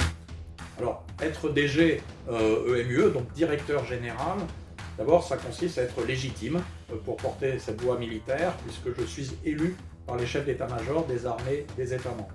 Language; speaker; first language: French; native; French